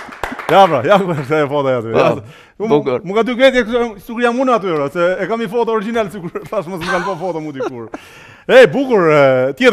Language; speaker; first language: Albanian; native; Albanian